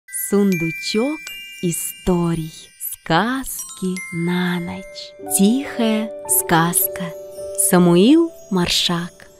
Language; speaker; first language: Russian; native; Russian